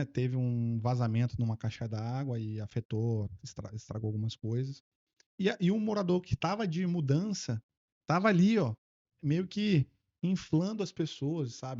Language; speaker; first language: Portuguese; native; Portuguese